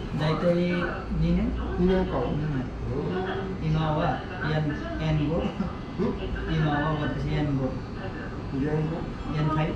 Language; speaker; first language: Japanese; non-native, learner; Nepali